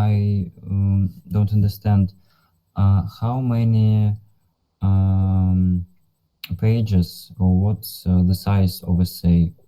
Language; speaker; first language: English; non-native, learner; Russian